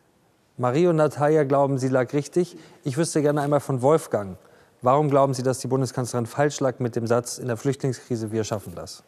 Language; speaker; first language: German; native; German